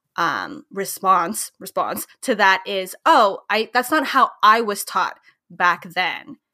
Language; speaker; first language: English; early bilingual, other home language; Filipino